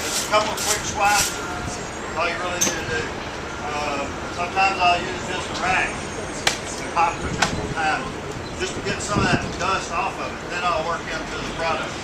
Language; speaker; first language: English; native; English